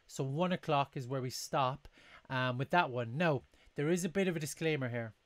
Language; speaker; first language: English; native; English